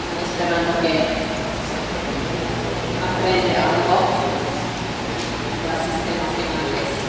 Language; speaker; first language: Spanish; non-native, learner; Finnish